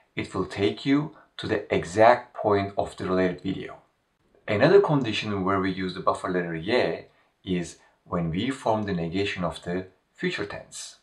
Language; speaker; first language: English; non-native, fluent; Turkish